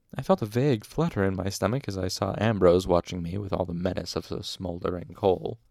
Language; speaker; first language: English; native; English